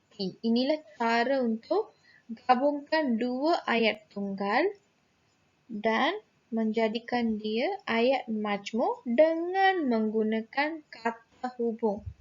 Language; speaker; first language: Malay; non-native, local second language; Tamil